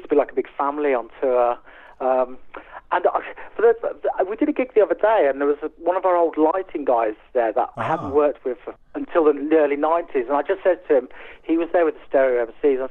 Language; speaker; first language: English; native; English